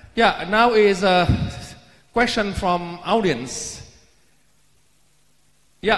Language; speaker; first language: English; non-native, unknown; Vietnamese